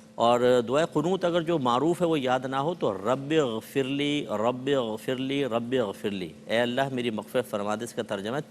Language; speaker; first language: Urdu; native; Urdu